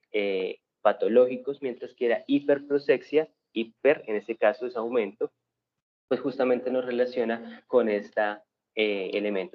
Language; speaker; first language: Spanish; native; Spanish